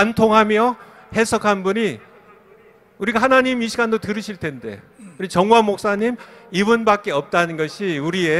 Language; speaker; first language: Korean; native; Korean